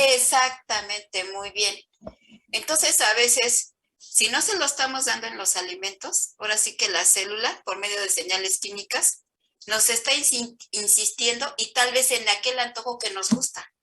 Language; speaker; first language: Spanish; native; Spanish